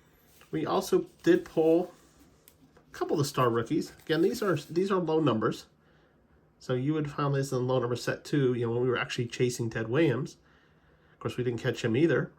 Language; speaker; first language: English; native; English